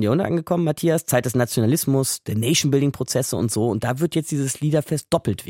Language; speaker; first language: German; native; German